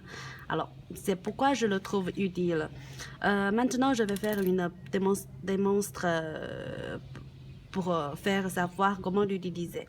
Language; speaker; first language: French; non-native, learner; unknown